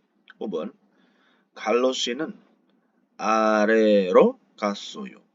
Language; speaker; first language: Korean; non-native, fluent; Indonesian